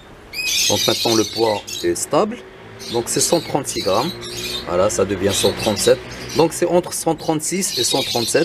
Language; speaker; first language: French; non-native, local second language; Arabic